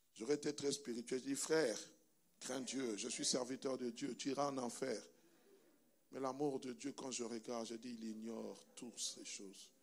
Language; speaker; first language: French; non-native, local second language; Lingala